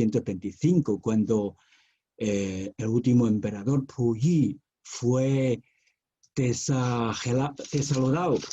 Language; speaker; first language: Spanish; non-native, fluent; Chinese